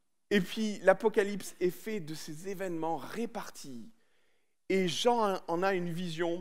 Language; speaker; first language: French; native; French